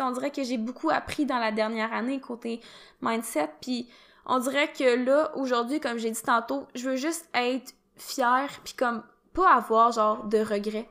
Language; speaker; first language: French; native; French